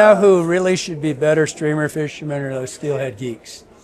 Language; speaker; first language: English; native; English